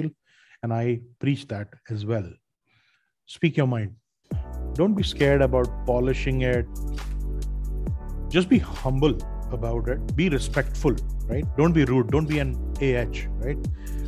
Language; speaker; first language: English; non-native, local second language; Hindi